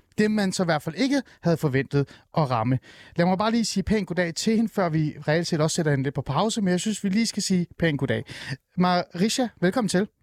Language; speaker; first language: Danish; early bilingual, other home language; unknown